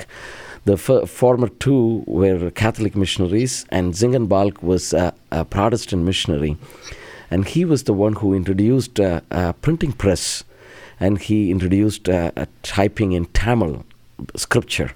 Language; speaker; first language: English; non-native, local second language; Malayalam